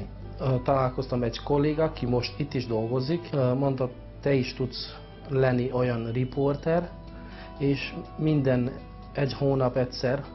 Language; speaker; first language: Hungarian; non-native, learner; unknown